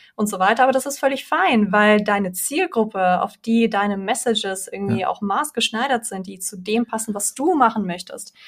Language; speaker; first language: German; early bilingual, other home language; Russian